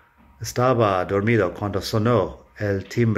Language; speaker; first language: Spanish; non-native, fluent; English